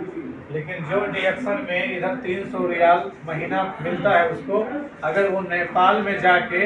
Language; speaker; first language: Hindi; non-native, learner; Nepali